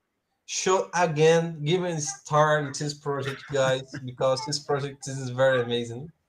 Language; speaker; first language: English; non-native, learner; Portuguese